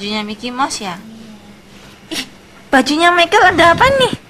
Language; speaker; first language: Indonesian; native; Indonesian